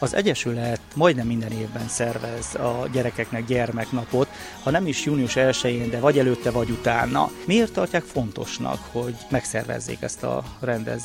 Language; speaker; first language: Hungarian; native; Hungarian